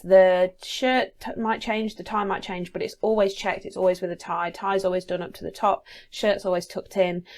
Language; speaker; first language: English; native; English